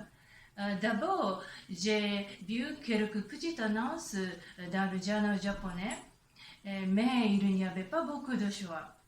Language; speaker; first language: French; non-native, learner; Japanese